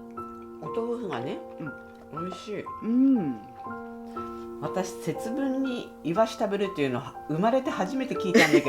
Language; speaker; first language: Japanese; native; Japanese